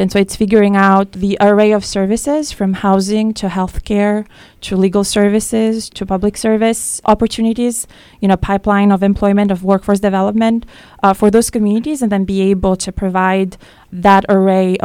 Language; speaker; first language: English; non-native, fluent; French